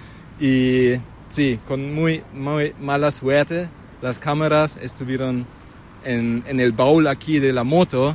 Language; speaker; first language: Spanish; non-native, learner; German